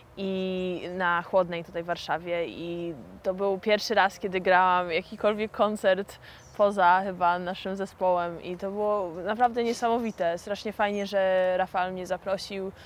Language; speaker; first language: Polish; early bilingual, heritage; English